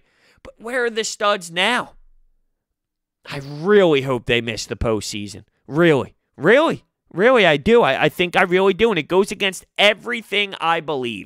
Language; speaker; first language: English; native; English